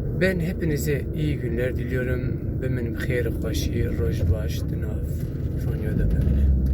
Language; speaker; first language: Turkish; non-native, local second language; Kurdish